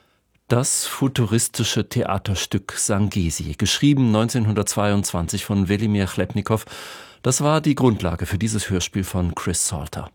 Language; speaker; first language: German; native; German